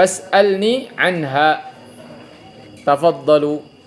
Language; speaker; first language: Arabic; non-native, fluent; Indonesian